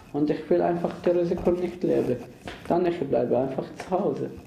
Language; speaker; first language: German; non-native, fluent; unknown